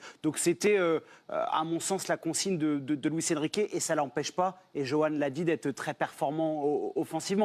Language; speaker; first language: French; native; French